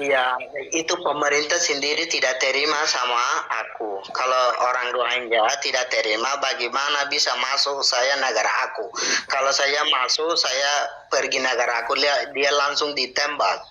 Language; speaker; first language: Indonesian; non-native, learner; Rohingya